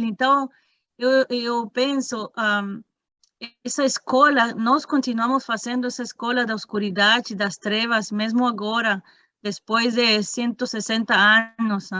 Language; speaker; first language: Portuguese; non-native, fluent; Spanish